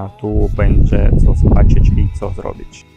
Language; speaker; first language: Polish; non-native, learner; Ukrainian